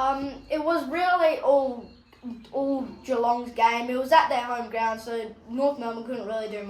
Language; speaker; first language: English; native; English